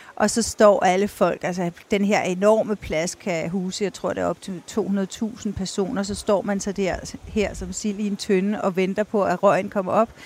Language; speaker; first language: Danish; native; Danish